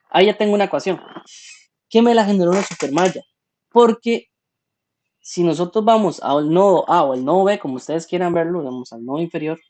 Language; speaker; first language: Spanish; native; Spanish